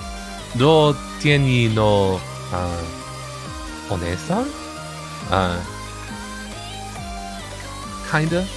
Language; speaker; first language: Japanese; non-native, learner; English